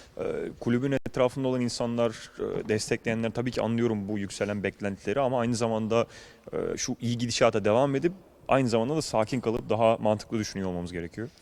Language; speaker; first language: Turkish; native; Turkish